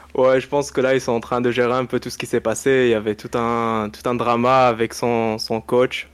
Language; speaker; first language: French; non-native, local second language; Arabic